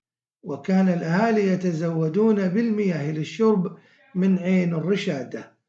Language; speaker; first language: Arabic; native; Arabic